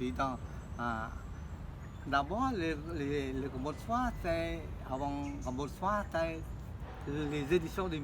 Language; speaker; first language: French; non-native, fluent; Khmer